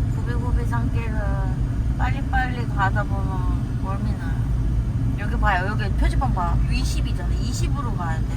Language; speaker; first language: Korean; native; Korean